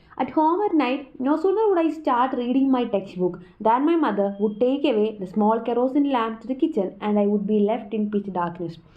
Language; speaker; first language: English; non-native, local second language; Malayalam